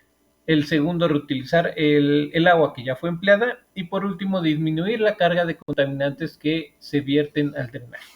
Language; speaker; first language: Spanish; native; Spanish